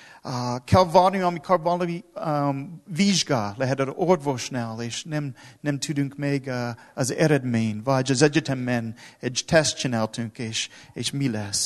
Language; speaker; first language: Hungarian; non-native, learner; English